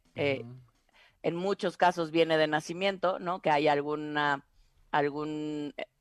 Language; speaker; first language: Spanish; native; Spanish